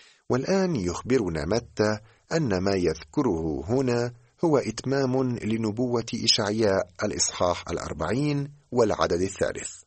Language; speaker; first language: Arabic; native; Arabic